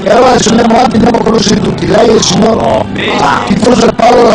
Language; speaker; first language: Italian; native; Italian